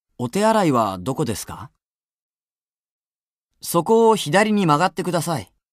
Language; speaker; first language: Japanese; native; Japanese